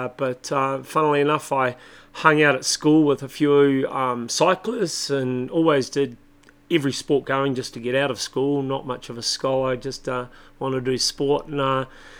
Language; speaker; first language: English; native; English